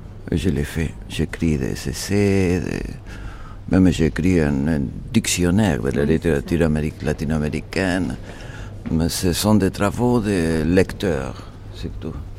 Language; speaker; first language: French; non-native, fluent; Spanish